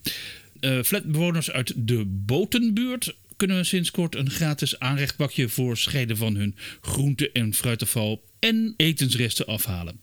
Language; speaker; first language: Dutch; native; Dutch